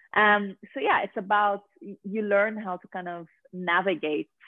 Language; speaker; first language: English; non-native, fluent; Arabic